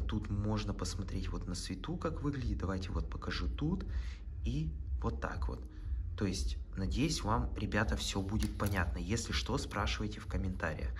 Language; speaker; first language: Russian; native; Russian